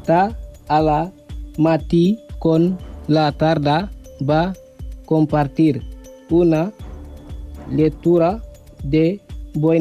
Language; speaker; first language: Catalan; non-native, learner; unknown